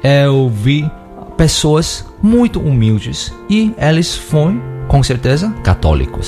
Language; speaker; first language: Portuguese; non-native, learner; Korean